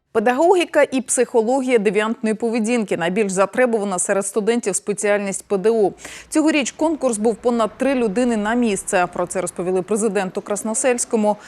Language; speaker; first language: Ukrainian; native; Ukrainian